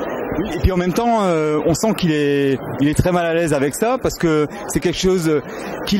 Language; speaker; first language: French; native; French